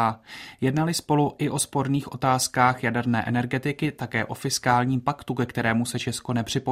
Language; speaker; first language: Czech; native; Czech